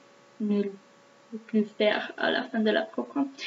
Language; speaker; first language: French; non-native, learner; English